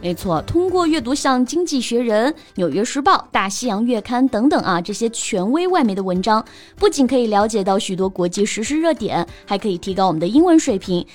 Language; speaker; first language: Chinese; native; Chinese